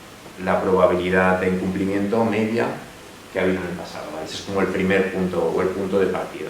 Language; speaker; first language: Spanish; native; Spanish